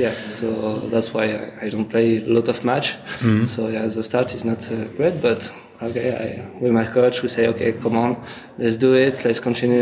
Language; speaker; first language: English; non-native, learner; French